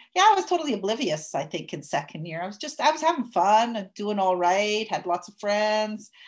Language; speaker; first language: English; native; English